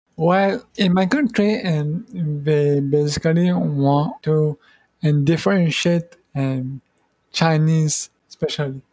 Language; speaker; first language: English; non-native, fluent; Morisyen